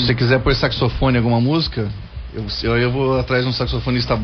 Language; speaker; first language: Portuguese; native; Portuguese